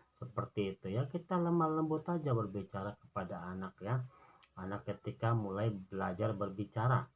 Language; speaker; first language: Indonesian; non-native, local second language; Sundanese